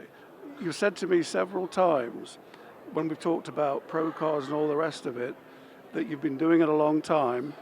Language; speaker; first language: English; native; English